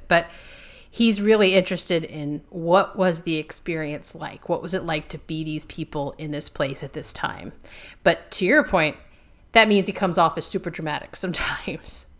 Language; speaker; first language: English; native; English